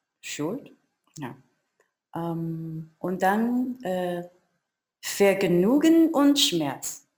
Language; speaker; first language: German; non-native, learner; Chinese